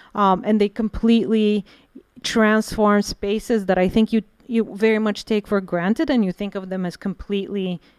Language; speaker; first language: English; non-native, fluent; Bulgarian